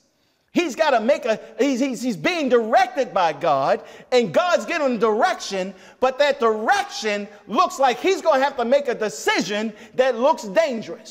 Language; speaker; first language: English; native; English